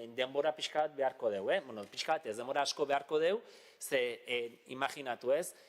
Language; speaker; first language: Basque; native; Basque